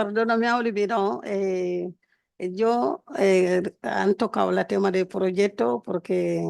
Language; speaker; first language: Spanish; non-native, learner; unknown